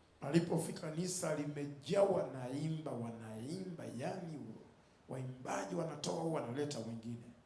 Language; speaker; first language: Swahili; non-native, fluent; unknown